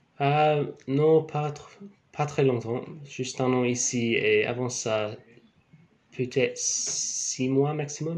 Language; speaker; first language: French; non-native, learner; English